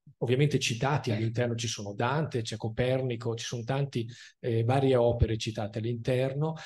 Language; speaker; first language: Italian; native; Italian